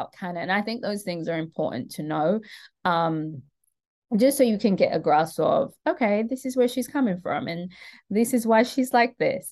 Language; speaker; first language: English; native; English